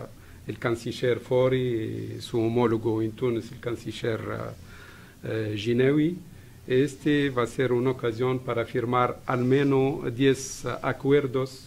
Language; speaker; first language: Spanish; non-native, fluent; Arabic